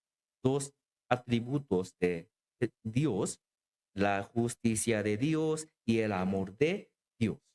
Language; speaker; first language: Spanish; non-native, learner; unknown